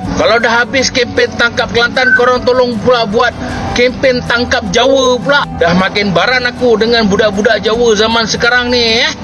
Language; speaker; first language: Malay; native; Malay